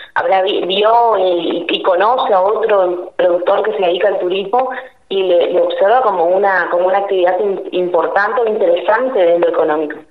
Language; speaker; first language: Spanish; native; Spanish